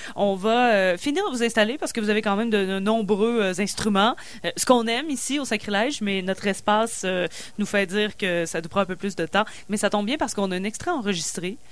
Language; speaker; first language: French; native; French